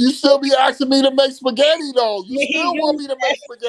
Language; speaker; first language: English; native; English